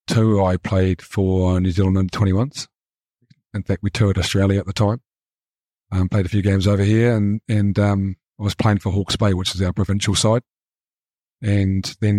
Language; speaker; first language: English; native; English